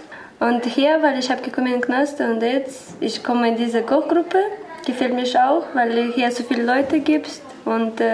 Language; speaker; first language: German; non-native, learner; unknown